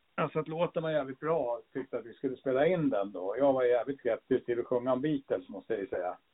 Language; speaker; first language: Swedish; early bilingual, other home language; English